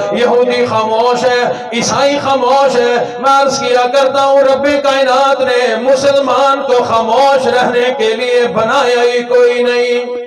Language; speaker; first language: Urdu; non-native, local second language; Saraiki